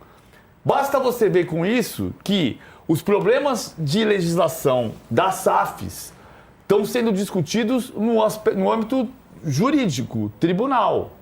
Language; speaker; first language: Portuguese; native; Portuguese